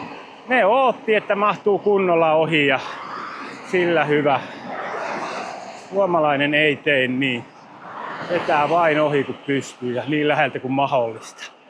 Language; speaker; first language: Finnish; native; Finnish